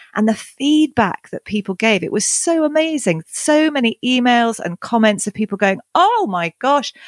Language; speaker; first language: English; native; English